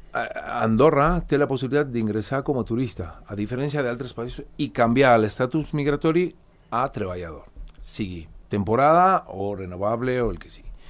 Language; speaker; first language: Catalan; non-native, fluent; Spanish